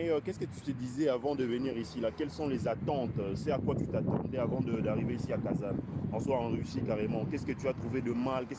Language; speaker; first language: French; non-native, local second language; Lingala